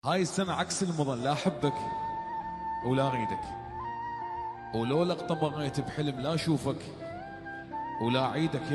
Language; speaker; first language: Arabic; native; Arabic